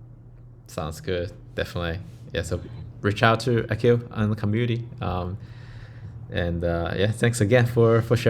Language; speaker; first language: English; non-native, fluent; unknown